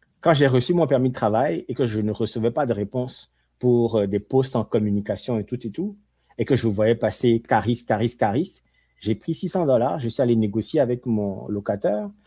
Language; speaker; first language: French; non-native, local second language; Ewe